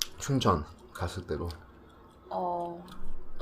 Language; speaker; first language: Korean; early bilingual, heritage; English